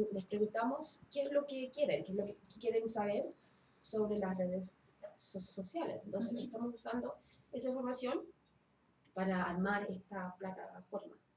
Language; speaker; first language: Spanish; early bilingual, heritage; Spanish